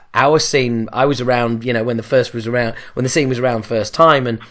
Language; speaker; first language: English; native; English